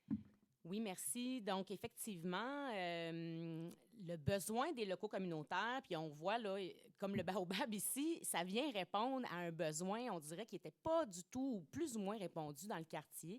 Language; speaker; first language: French; native; French